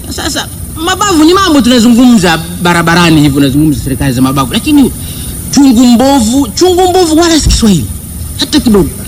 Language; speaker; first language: Swahili; native; Swahili